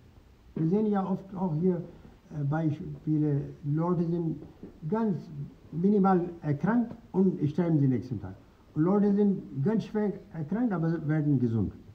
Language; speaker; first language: German; non-native, fluent; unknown